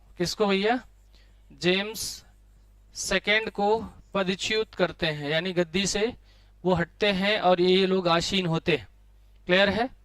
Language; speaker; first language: Hindi; native; Hindi